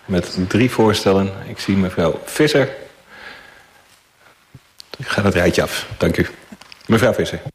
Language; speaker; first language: Dutch; native; Dutch